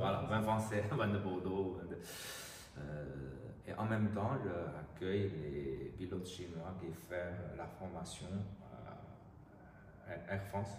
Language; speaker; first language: French; non-native, learner; Chinese